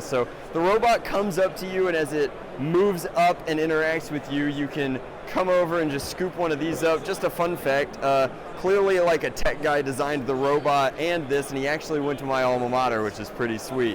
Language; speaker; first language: English; native; English